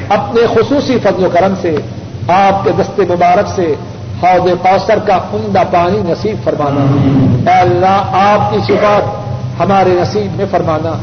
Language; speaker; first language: Urdu; non-native, local second language; Punjabi